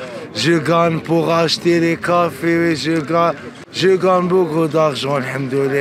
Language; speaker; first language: French; non-native, learner; Arabic